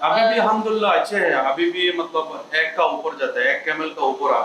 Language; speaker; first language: Hindi; non-native, fluent; Bangla